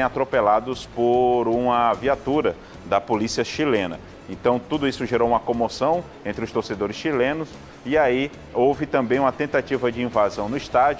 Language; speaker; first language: Portuguese; native; Portuguese